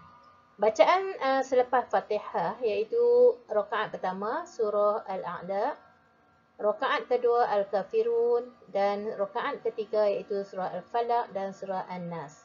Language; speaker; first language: Malay; native; Malay